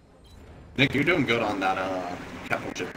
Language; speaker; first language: English; native; English